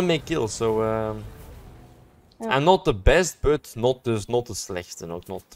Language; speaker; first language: English; non-native, learner; Dutch